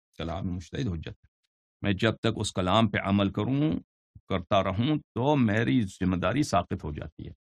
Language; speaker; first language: Urdu; non-native, fluent; Persian